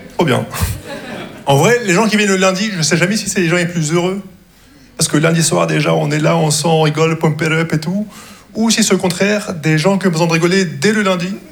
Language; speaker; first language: French; non-native, local second language; Arabic